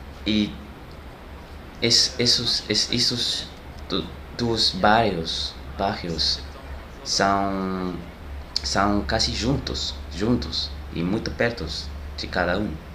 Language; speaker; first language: Portuguese; non-native, learner; French